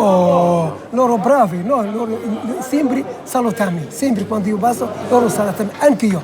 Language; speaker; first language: Italian; non-native, learner; Arabic